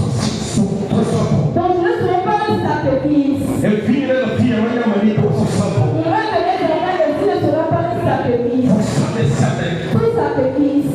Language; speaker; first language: French; native; French